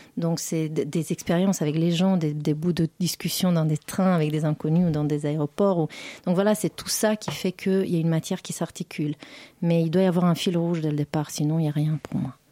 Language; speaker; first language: French; non-native, fluent; Romanian